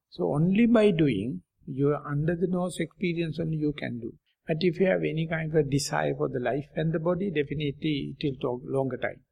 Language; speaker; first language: English; non-native, local second language; Sinhala